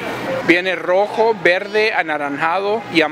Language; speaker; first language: Spanish; early bilingual, heritage; Spanish